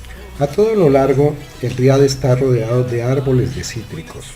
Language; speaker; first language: Spanish; native; Spanish